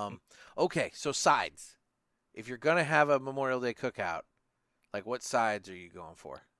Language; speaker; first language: English; native; English